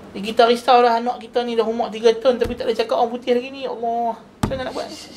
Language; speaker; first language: Malay; native; Malay